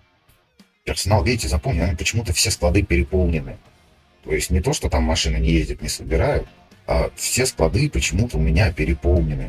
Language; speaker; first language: Russian; native; Russian